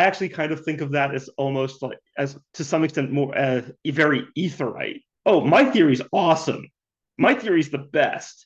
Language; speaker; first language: English; native; English